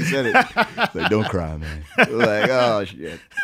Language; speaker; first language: English; native; English